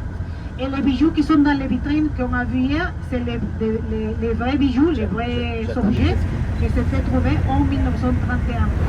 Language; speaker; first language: French; non-native, fluent; Spanish